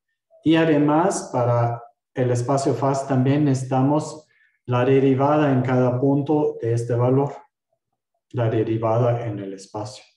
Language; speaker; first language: Spanish; non-native, fluent; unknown